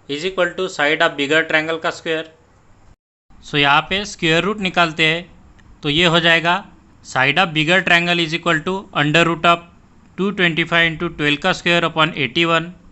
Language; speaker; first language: Hindi; non-native, local second language; Marathi